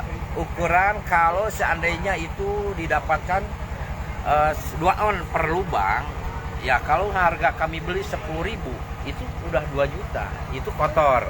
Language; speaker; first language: Indonesian; native; Indonesian